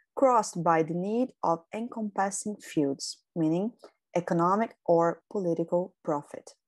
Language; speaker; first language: English; non-native, fluent; Portuguese